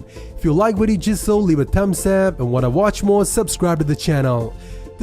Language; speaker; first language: English; non-native, fluent; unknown